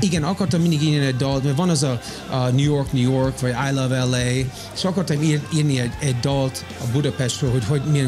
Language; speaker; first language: Hungarian; early bilingual, heritage; Hungarian